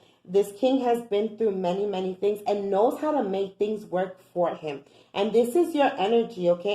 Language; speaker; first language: English; native; English